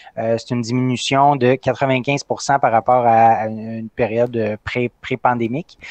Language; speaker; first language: French; native; French